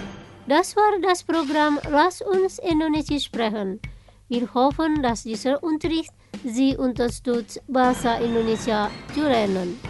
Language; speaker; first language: German; non-native, fluent; Indonesian